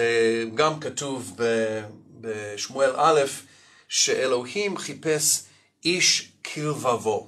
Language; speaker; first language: Hebrew; non-native, fluent; English